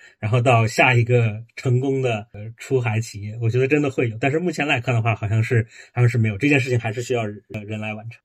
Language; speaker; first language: Chinese; native; Chinese